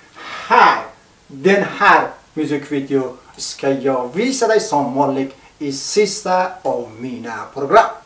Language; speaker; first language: Swedish; non-native, learner; Persian